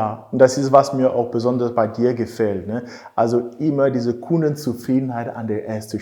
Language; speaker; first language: German; non-native, fluent; French